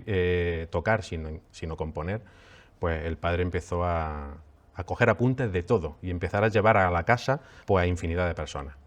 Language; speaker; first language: Spanish; native; Spanish